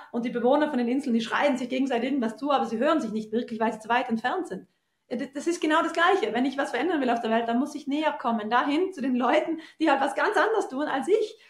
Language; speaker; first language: German; native; German